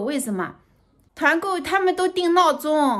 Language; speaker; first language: Chinese; native; Chinese